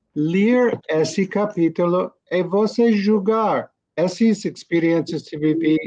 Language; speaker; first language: Portuguese; non-native, learner; English